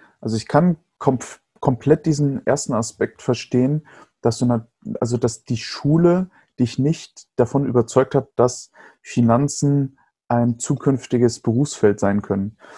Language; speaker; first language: German; native; German